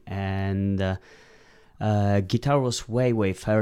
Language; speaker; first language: English; non-native, fluent; Polish